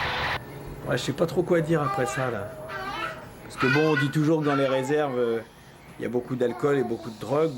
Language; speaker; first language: French; native; French